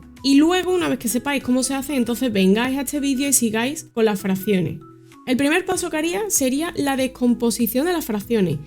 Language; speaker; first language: Spanish; native; Spanish